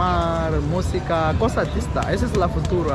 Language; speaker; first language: Spanish; non-native, learner; English